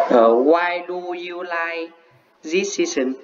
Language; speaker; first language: English; non-native, learner; Vietnamese